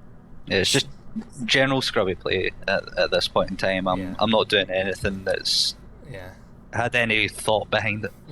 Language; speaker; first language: English; native; English